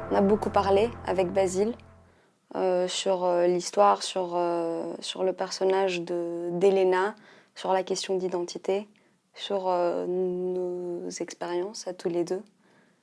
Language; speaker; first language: French; early bilingual, heritage; French